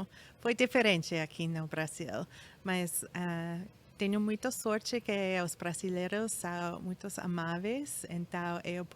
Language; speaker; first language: Portuguese; non-native, fluent; English